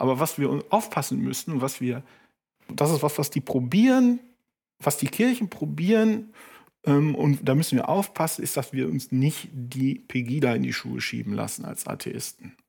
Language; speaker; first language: German; native; German